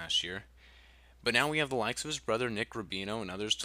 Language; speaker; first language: English; native; English